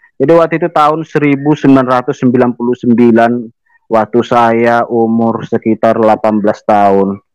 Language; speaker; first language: Indonesian; native; Indonesian